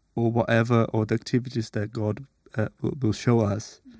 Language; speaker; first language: English; non-native, fluent; Portuguese